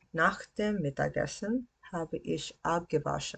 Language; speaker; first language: German; non-native, learner; English